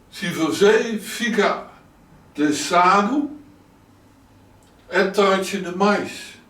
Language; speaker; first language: Portuguese; non-native, learner; Dutch